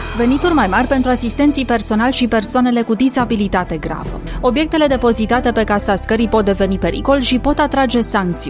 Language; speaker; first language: Romanian; native; Romanian